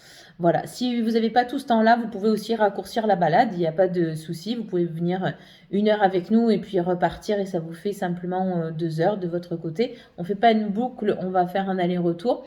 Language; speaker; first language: French; native; French